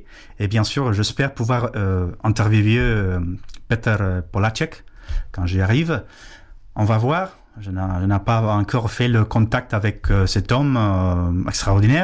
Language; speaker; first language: French; non-native, fluent; Spanish